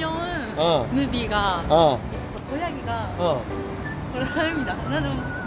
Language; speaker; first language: Korean; non-native, learner; Japanese